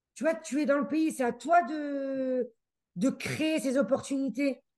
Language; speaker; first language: French; native; French